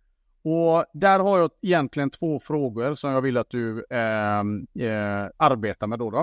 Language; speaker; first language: Swedish; native; Swedish